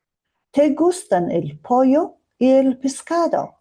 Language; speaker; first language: Spanish; non-native, fluent; Mongolian